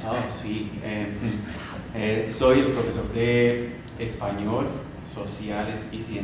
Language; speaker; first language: Spanish; non-native, fluent; English